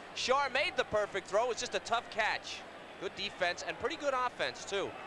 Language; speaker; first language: English; native; English